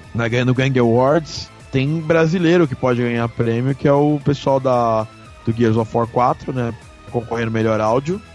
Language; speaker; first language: Portuguese; native; Portuguese